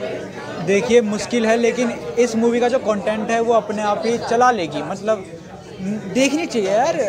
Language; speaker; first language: Hindi; native; Hindi